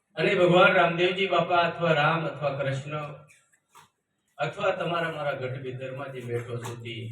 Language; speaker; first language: Gujarati; native; Gujarati